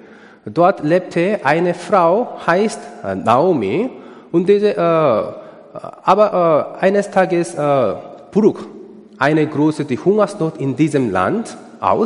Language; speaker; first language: German; non-native, learner; Korean